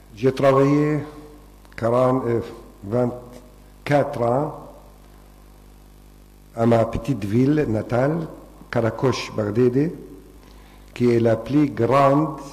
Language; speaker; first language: French; non-native, fluent; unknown